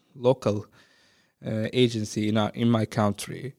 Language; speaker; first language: English; non-native, fluent; Azerbaijani